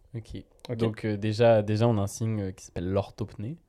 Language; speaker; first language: French; native; French